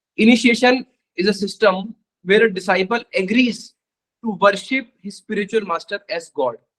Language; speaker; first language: Hindi; native; Hindi